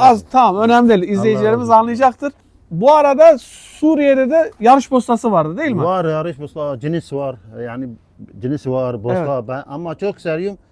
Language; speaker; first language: Turkish; non-native, learner; Arabic